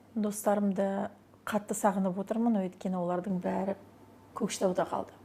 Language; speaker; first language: Kazakh; non-native, local second language; Russian